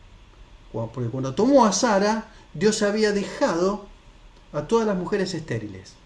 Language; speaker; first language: Spanish; native; Spanish